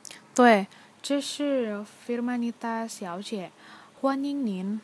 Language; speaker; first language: Chinese; non-native, learner; Indonesian